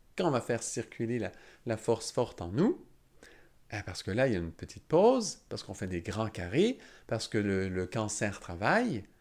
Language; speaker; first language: French; native; French